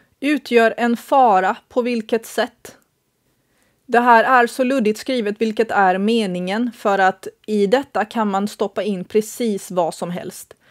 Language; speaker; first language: Swedish; early bilingual, other home language; Bosnian